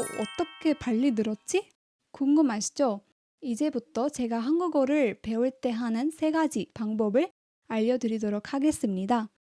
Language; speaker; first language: Korean; non-native, fluent; Tamil